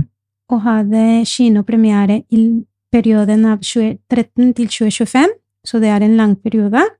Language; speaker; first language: Norwegian; non-native, fluent; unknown